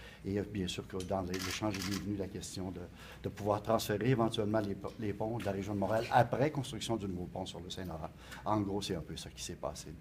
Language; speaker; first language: French; native; French